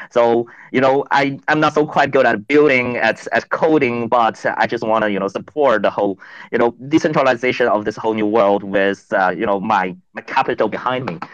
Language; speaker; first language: English; non-native, fluent; Chinese